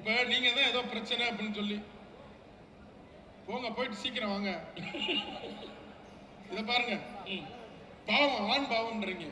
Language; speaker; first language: Tamil; native; Tamil